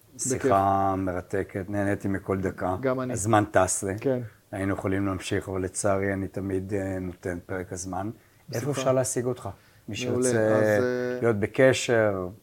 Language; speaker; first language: Hebrew; native; Hebrew